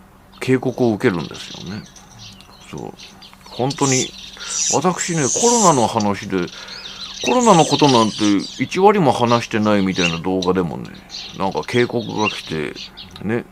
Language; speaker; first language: Japanese; native; Japanese